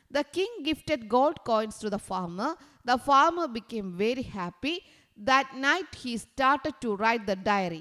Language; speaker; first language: English; non-native, local second language; Malayalam